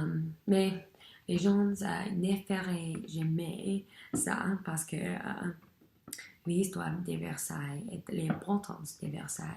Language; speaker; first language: French; non-native, learner; English